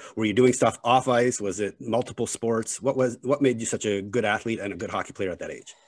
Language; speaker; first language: English; native; English